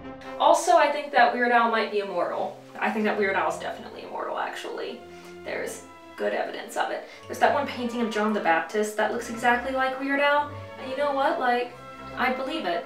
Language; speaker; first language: English; native; English